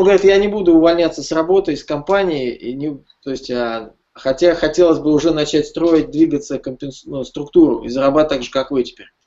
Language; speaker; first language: Russian; native; Russian